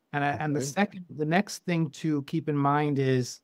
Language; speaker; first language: English; native; English